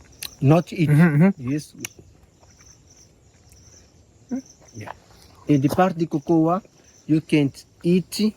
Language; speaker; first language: English; non-native, learner; Portuguese